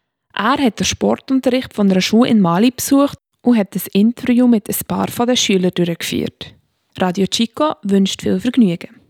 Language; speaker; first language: German; native; German